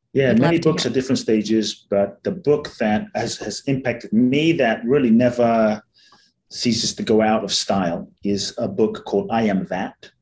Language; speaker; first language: English; native; English